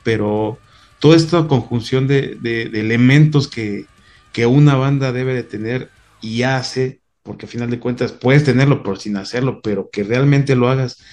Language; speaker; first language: Spanish; native; Spanish